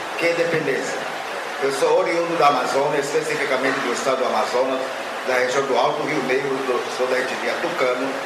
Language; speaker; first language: Portuguese; non-native, local second language; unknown